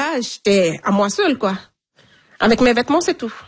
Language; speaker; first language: French; non-native, fluent; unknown